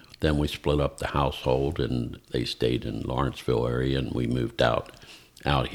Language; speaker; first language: English; native; English